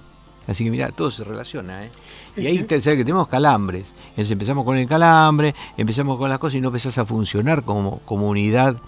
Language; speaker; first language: Spanish; native; Spanish